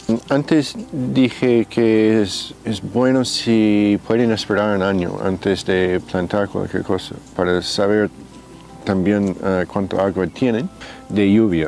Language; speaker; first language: Spanish; non-native, fluent; English